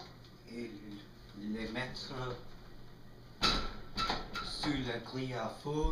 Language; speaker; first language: French; non-native, learner; English